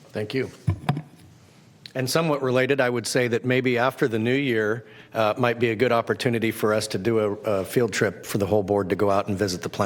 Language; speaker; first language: English; native; English